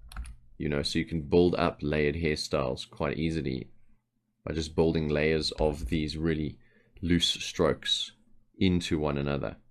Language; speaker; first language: English; native; English